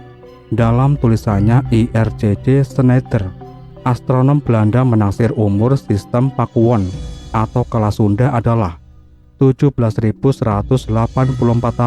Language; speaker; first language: Indonesian; native; Indonesian